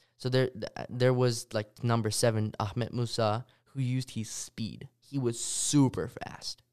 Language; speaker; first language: English; early bilingual, other home language; Russian